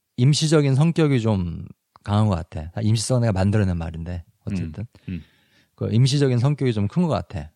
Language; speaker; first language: Korean; native; Korean